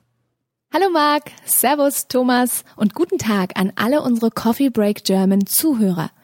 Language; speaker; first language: German; native; German